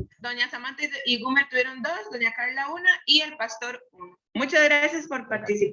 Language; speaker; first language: Spanish; native; Spanish